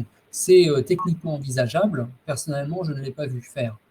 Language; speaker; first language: French; native; French